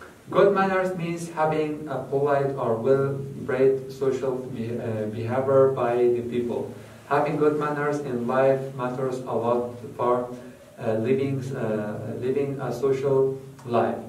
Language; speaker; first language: English; non-native, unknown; Persian